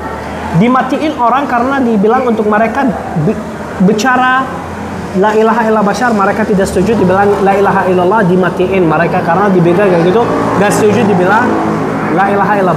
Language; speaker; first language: Indonesian; non-native, fluent; Arabic